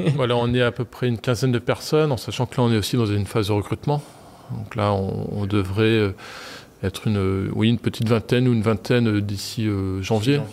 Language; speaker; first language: French; native; French